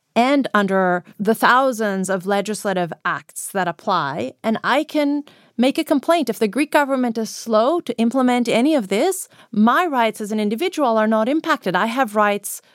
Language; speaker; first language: English; non-native, fluent; Greek